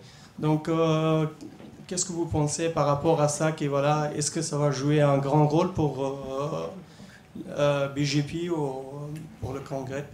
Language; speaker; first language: French; non-native, fluent; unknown